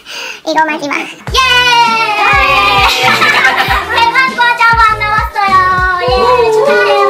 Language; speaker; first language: Korean; non-native, learner; Chinese